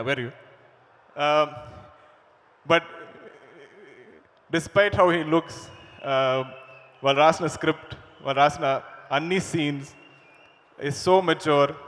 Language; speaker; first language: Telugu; non-native, learner; Malayalam